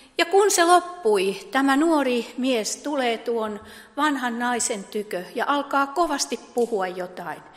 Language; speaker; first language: Finnish; native; Finnish